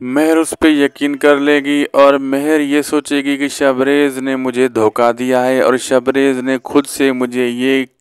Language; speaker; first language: Urdu; non-native, local second language; Sindhi